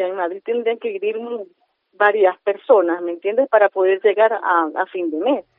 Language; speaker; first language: Spanish; native; Spanish